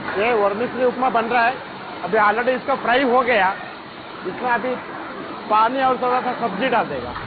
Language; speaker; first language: Hindi; non-native, local second language; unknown